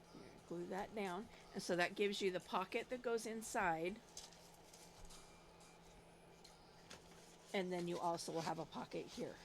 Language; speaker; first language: English; native; English